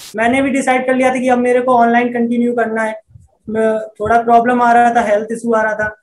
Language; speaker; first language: Hindi; native; Hindi